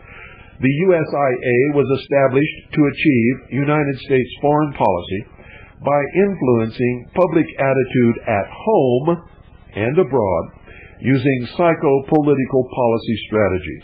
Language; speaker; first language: English; native; English